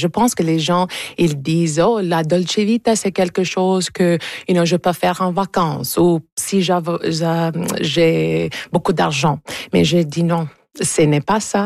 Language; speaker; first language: French; non-native, local second language; English